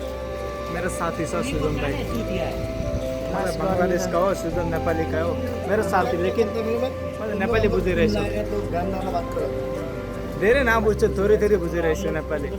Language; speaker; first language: Nepali; non-native, learner; Bangla